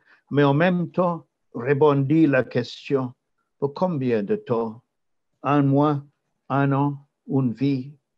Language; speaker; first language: French; non-native, fluent; Tamil